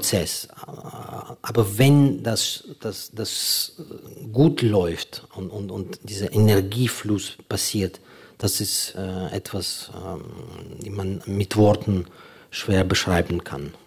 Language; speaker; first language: German; non-native, fluent; Ukrainian